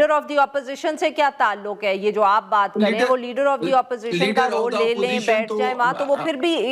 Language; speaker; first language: Urdu; native; Urdu